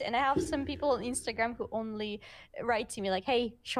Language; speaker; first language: English; non-native, fluent; Russian